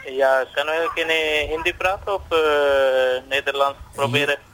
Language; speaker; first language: Dutch; non-native, learner; Hindi